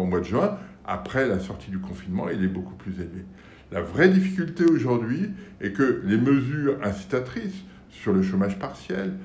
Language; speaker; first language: French; native; French